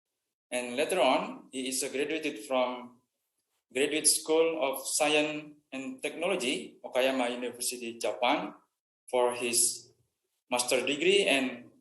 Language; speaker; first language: English; non-native, fluent; Indonesian